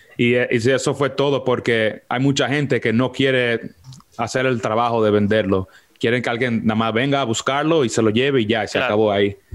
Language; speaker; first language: Spanish; early bilingual, heritage; Spanish